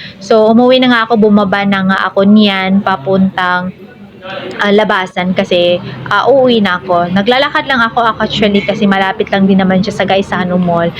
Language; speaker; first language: Filipino; non-native, local second language; Cebuano